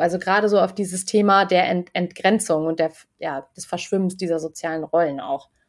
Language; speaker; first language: German; native; German